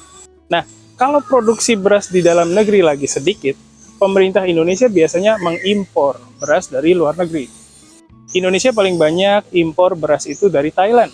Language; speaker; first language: Indonesian; native; Indonesian